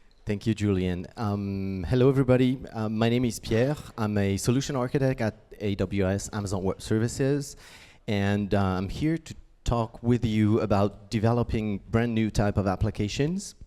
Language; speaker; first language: English; non-native, fluent; French